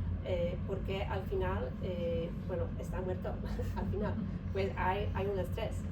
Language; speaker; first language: Spanish; non-native, learner; Polish